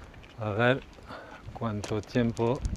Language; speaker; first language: Spanish; non-native, learner; French